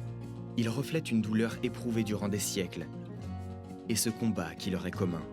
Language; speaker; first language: French; native; French